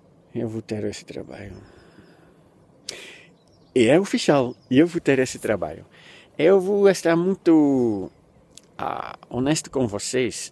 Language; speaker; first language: Portuguese; non-native, fluent; Dutch